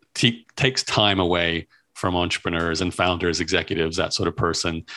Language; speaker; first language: English; native; English